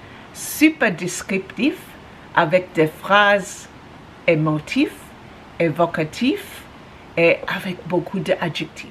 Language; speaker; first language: French; non-native, learner; English